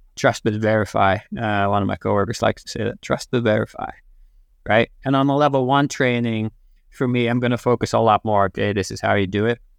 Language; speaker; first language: English; non-native, fluent; Dutch